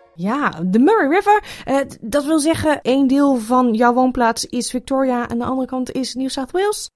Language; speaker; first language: Dutch; native; Dutch